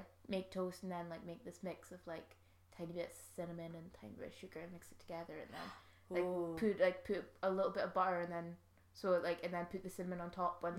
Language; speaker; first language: English; native; English